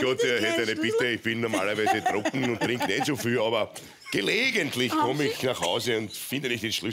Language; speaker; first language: German; native; German